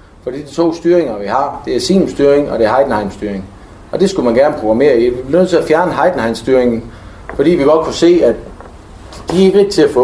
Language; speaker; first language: Danish; native; Danish